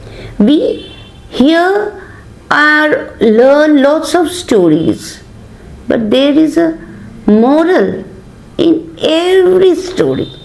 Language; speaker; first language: English; non-native, local second language; Bangla